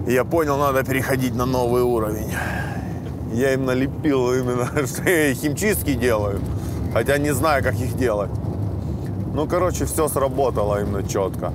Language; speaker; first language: Russian; native; Russian